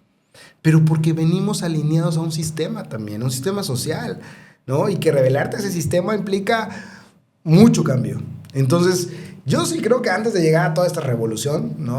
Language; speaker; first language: Spanish; native; Spanish